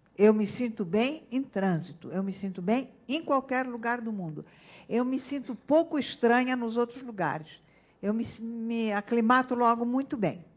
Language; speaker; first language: Portuguese; early bilingual, other home language; Italian